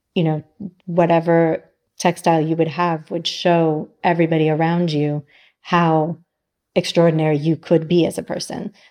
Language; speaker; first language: English; native; English